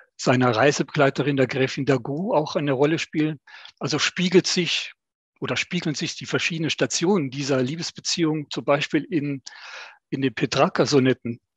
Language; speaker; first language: German; native; German